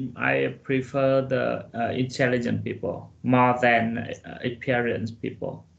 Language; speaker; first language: English; non-native, learner; Vietnamese